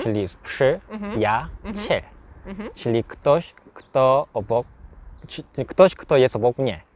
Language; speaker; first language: Polish; non-native, learner; Korean